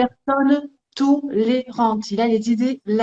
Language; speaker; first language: French; native; French